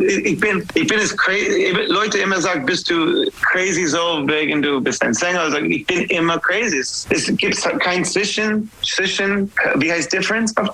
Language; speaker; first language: German; non-native, fluent; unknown